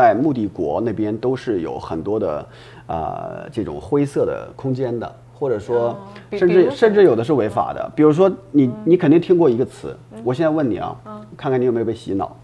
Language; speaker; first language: Chinese; native; Chinese